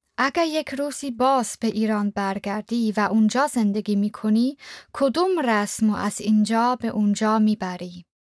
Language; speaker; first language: Persian; non-native, fluent; German